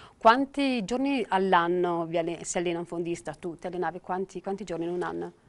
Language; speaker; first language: Italian; native; Italian